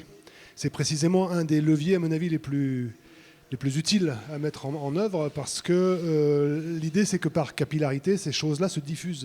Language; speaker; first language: French; native; French